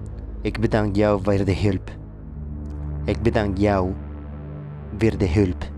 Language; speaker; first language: Dutch; non-native, learner; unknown